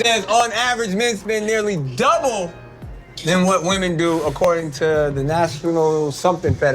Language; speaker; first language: English; native; English